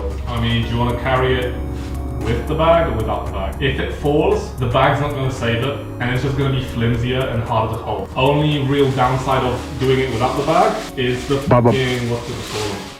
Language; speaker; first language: English; non-native, fluent; Polish